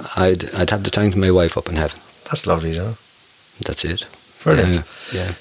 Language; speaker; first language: English; native; English